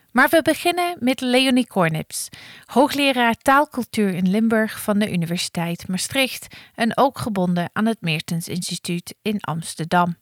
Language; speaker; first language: Dutch; non-native, fluent; English